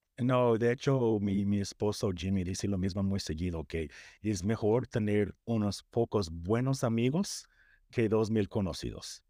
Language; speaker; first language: Spanish; non-native, fluent; English